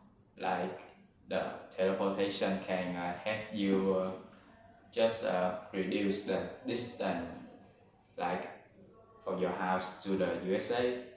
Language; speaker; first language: English; non-native, learner; Vietnamese